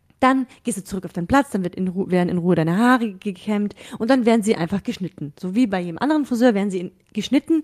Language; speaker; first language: German; early bilingual, other home language; Russian